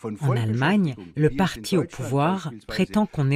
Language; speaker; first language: French; native; French